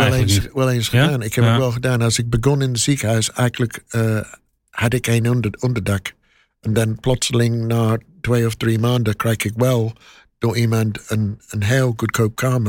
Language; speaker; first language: Dutch; non-native, learner; English